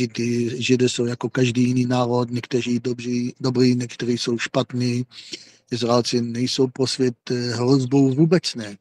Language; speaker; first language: Czech; non-native, fluent; Hebrew